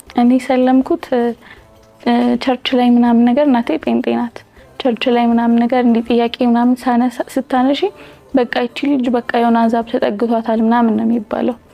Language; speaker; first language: Amharic; native; Amharic